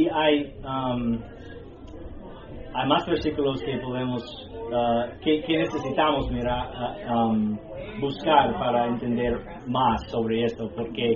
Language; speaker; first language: Spanish; non-native, learner; English